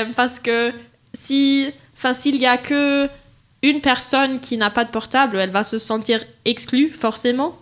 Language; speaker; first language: French; non-native, fluent; German